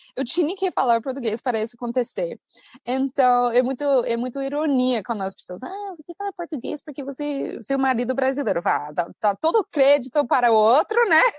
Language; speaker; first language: Portuguese; non-native, fluent; English